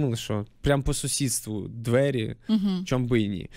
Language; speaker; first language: Ukrainian; native; Ukrainian